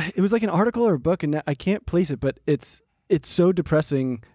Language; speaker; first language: English; early bilingual, other home language; Greek